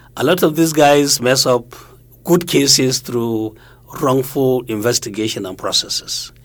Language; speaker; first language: English; non-native, local second language; Hausa